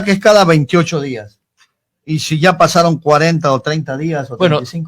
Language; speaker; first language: Spanish; native; Spanish